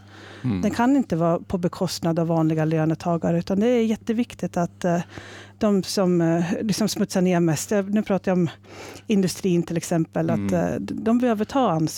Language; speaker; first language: Swedish; native; Swedish